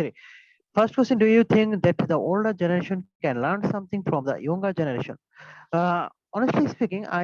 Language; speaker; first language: English; non-native, fluent; Bangla